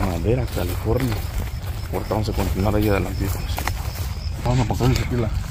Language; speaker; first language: Spanish; native; Spanish